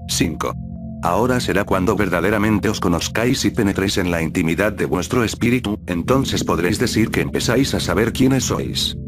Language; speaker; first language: Spanish; native; Spanish